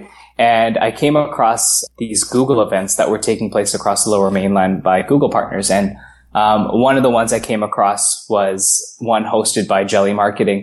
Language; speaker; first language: English; native; English